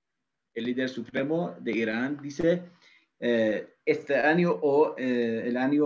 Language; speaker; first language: Spanish; non-native, fluent; Persian